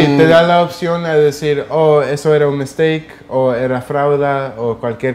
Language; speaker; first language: Spanish; early bilingual, heritage; English